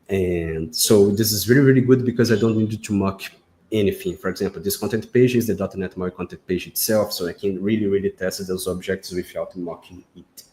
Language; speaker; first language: English; non-native, fluent; Spanish